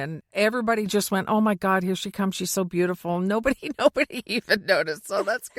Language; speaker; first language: English; native; English